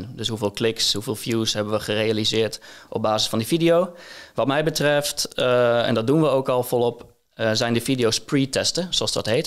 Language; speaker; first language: Dutch; native; Dutch